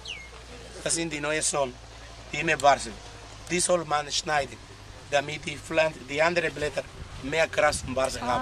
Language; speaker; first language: German; non-native, learner; Spanish